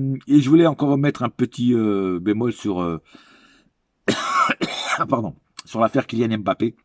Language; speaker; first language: French; native; French